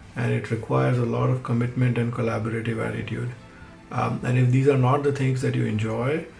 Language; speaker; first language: English; non-native, local second language; Hindi